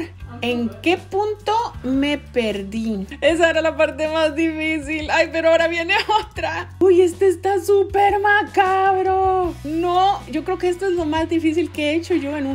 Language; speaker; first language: Spanish; native; Spanish